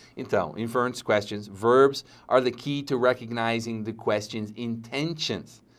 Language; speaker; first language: English; native; English